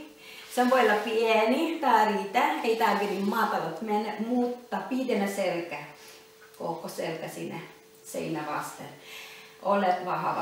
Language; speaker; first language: Finnish; non-native, learner; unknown